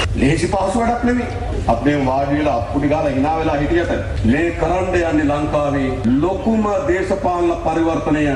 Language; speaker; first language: Sinhala; native; Sinhala